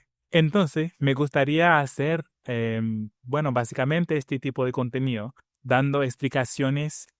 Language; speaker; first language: Spanish; non-native, fluent; English